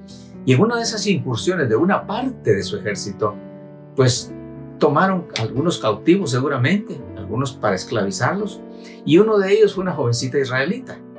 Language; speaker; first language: Spanish; native; Spanish